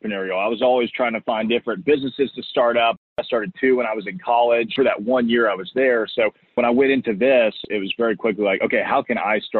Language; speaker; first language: English; native; English